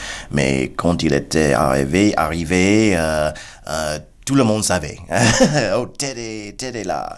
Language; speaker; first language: French; non-native, fluent; English